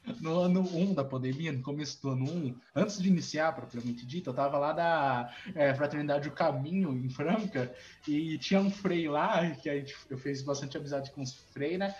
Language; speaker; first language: Portuguese; native; Portuguese